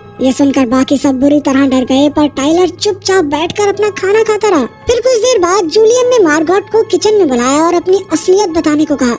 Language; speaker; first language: Hindi; native; Hindi